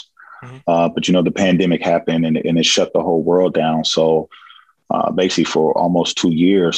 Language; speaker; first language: English; native; English